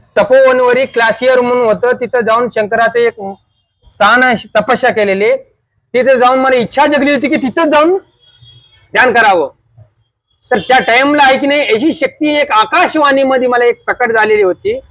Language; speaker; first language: Marathi; non-native, fluent; Telugu